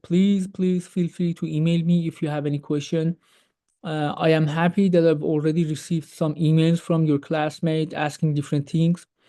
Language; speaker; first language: English; non-native, fluent; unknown